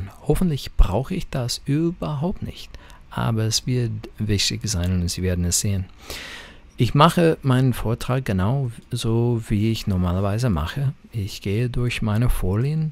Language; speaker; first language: German; non-native, fluent; English